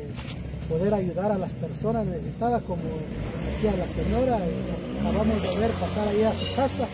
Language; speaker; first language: Spanish; native; Spanish